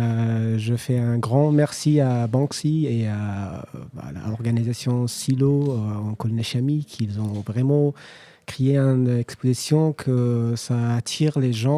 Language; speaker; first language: French; non-native, learner; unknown